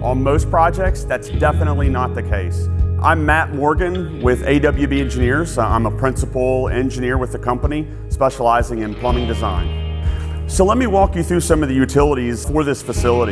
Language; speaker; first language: English; native; English